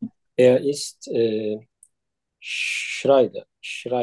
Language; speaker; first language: German; non-native, learner; Turkish